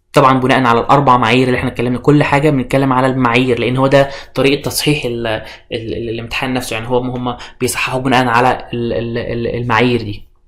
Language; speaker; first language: Egyptian Arabic; native; Egyptian Arabic